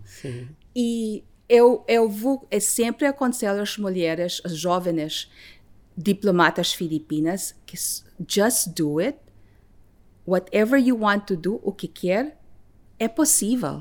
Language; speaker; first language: Portuguese; non-native, learner; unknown